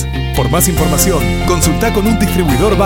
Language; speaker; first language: Spanish; native; Spanish